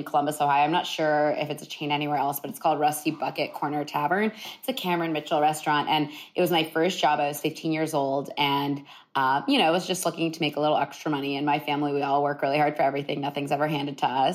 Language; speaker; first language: English; native; English